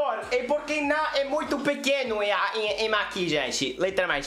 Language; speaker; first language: Portuguese; non-native, learner; English